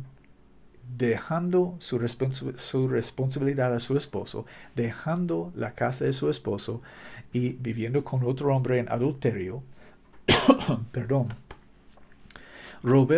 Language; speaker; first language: Spanish; non-native, learner; English